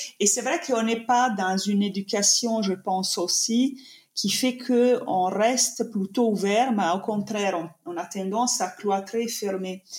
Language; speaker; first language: French; non-native, fluent; Italian